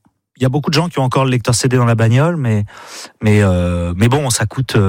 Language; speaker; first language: French; native; French